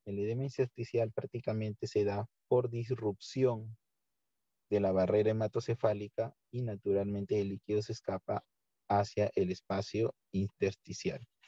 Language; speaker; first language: Spanish; native; Spanish